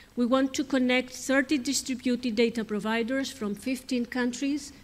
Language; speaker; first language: English; non-native, fluent; Greek